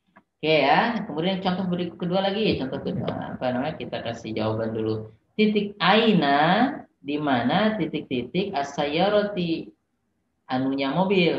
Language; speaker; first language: Indonesian; native; Indonesian